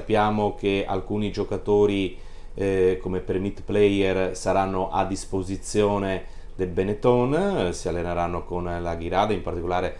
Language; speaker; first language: Italian; native; Italian